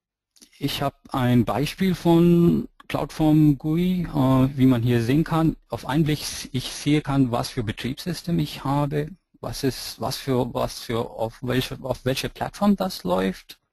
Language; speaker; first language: German; non-native, fluent; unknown